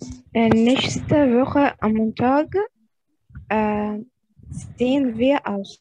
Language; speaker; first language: German; non-native, learner; Arabic